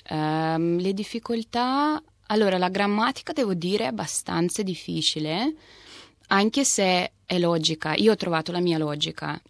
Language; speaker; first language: Italian; non-native, fluent; Russian